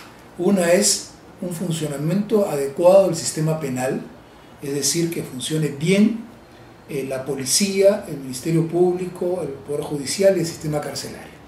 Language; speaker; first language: Spanish; native; Spanish